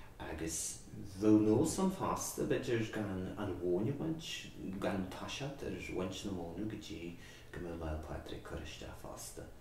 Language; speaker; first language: Irish; native; Irish